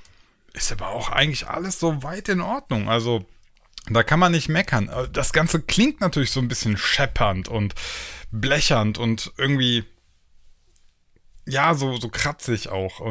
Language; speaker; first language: German; native; German